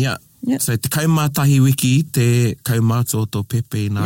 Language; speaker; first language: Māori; non-native, local second language; English